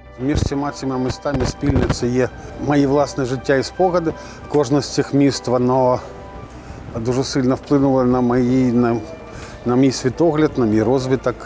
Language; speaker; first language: Ukrainian; non-native, local second language; Russian